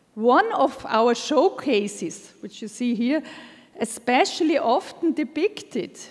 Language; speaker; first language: English; non-native, fluent; German